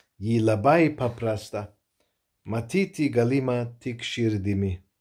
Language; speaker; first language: Lithuanian; non-native, learner; Turkish